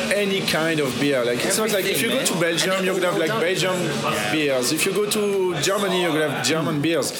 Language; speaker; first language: English; non-native, fluent; French